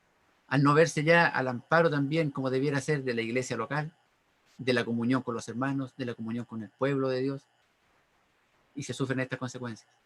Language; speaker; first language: Spanish; native; Spanish